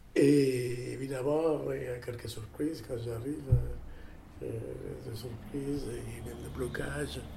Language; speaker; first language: French; non-native, fluent; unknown